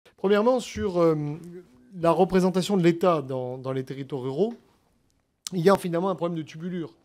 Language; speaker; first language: French; native; French